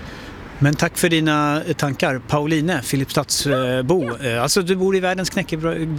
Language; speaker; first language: Swedish; native; Swedish